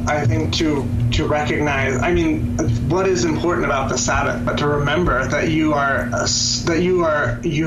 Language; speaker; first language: English; native; English